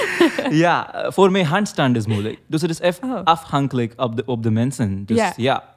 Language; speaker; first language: Dutch; non-native, fluent; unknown